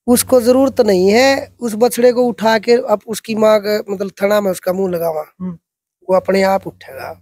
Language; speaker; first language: Hindi; native; Hindi